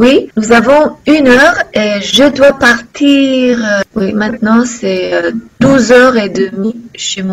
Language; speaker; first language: French; non-native, learner; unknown